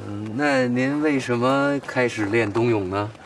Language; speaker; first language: Chinese; native; Chinese